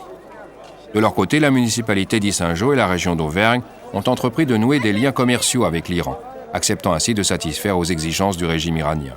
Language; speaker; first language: French; native; French